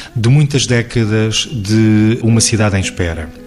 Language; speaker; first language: Portuguese; native; Portuguese